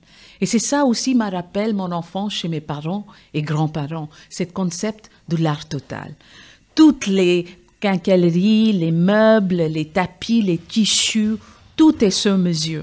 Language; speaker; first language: French; non-native, fluent; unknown